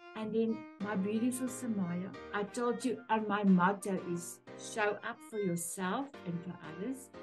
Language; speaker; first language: English; non-native, local second language; Afrikaans